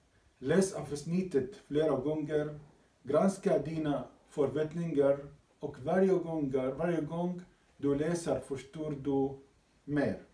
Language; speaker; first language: Swedish; non-native, learner; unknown